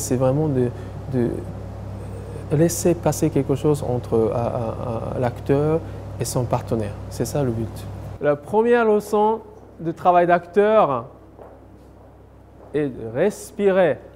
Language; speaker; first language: French; non-native, fluent; English